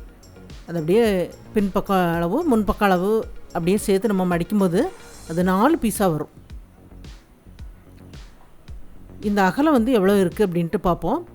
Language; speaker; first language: Tamil; native; Tamil